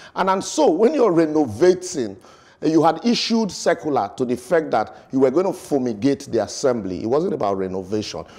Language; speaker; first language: English; non-native, local second language; Bini